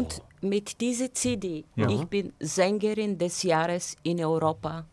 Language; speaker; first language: German; non-native, fluent; Bulgarian